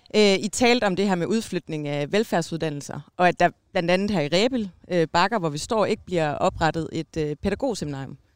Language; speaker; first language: Danish; native; Danish